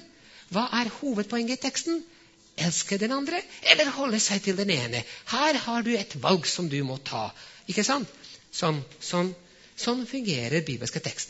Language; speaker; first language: Norwegian; non-native, fluent; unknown